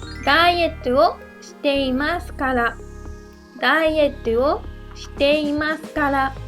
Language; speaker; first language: Japanese; non-native, fluent; French